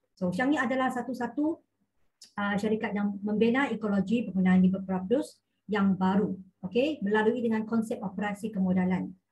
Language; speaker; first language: Malay; non-native, local second language; Cantonese